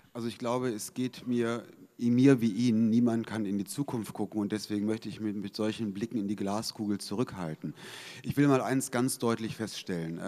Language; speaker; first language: German; native; German